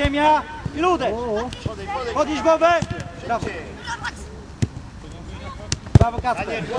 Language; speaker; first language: Polish; native; Polish